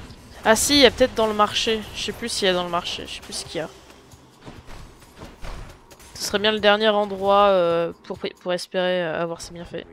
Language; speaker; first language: French; native; French